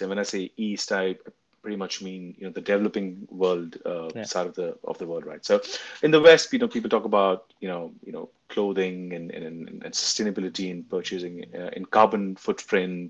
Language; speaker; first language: English; non-native, local second language; Hindi